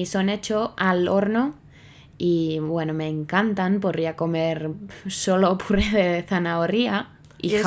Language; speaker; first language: Spanish; non-native, fluent; Finnish